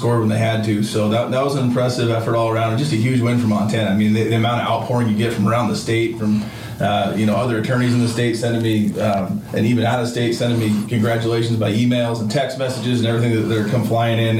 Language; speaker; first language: English; native; English